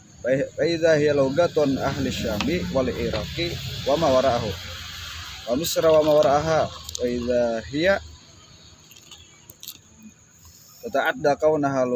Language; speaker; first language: Arabic; non-native, learner; Indonesian